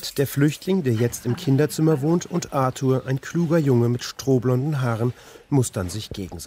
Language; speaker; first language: German; native; German